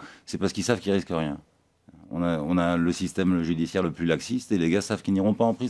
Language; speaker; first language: French; native; French